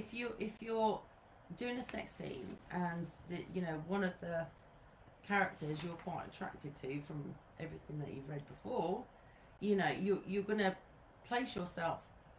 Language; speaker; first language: English; native; English